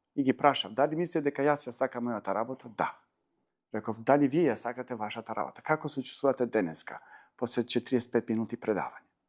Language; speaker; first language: Macedonian; non-native, local second language; Albanian